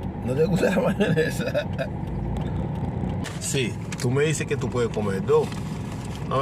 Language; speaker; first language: Spanish; non-native, fluent; Haitian Creole